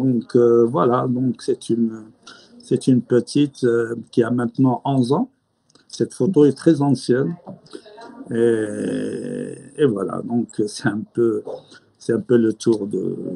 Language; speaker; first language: French; non-native, local second language; Arabic